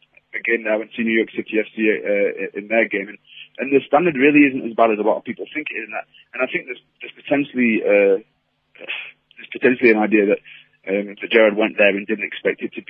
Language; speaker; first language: English; native; English